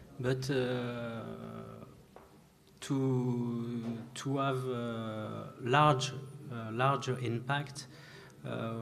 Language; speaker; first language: English; non-native, learner; French